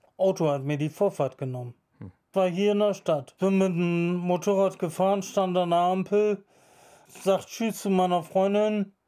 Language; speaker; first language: German; native; German